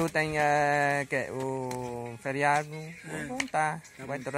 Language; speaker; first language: Portuguese; non-native, learner; Vietnamese